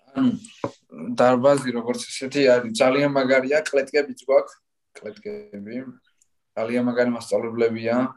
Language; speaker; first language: Georgian; native; Georgian